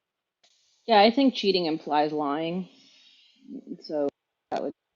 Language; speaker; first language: English; native; English